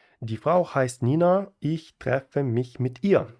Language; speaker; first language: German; non-native, fluent; Ukrainian